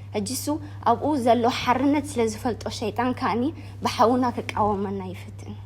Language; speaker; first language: Tigrinya; early bilingual, heritage; Tigrinya